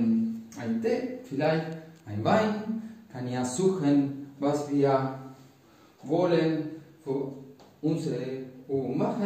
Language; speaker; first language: German; non-native, learner; Spanish